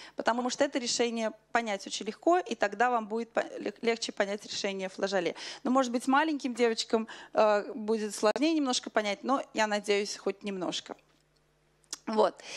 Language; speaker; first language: Russian; native; Russian